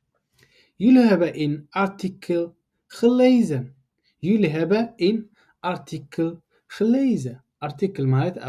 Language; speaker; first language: Dutch; non-native, learner; Tigrinya